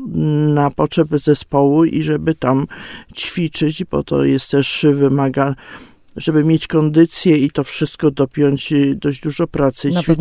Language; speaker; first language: Polish; native; Polish